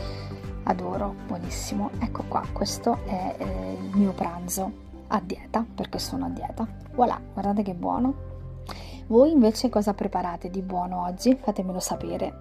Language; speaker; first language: Italian; native; Italian